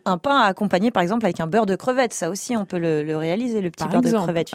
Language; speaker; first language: French; native; French